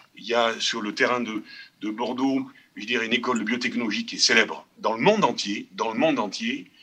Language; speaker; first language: French; native; French